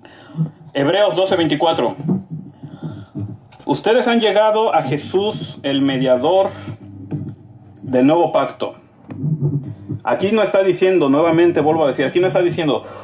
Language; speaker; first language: Spanish; native; Spanish